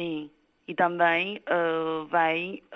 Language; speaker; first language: Portuguese; non-native, fluent; Chinese